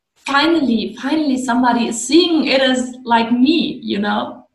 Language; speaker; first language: English; non-native, fluent; German